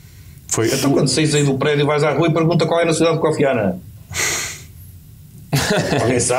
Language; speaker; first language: Portuguese; native; Portuguese